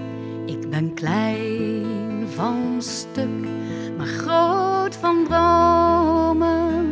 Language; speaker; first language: Dutch; native; Dutch